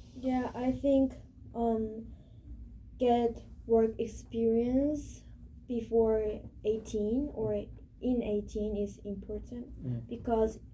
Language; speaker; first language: English; non-native, learner; Korean